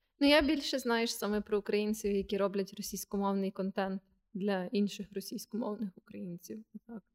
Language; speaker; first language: Ukrainian; non-native, local second language; Russian